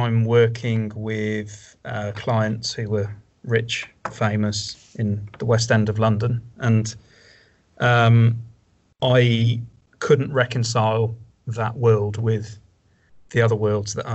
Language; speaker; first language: English; native; English